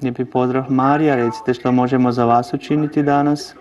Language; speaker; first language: Croatian; native; Croatian